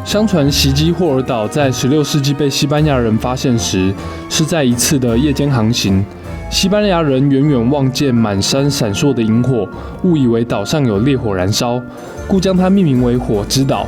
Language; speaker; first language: Chinese; native; Chinese